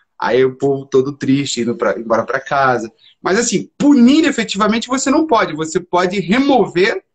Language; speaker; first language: Portuguese; early bilingual, heritage; Portuguese